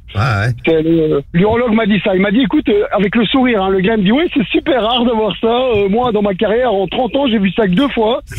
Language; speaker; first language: French; native; French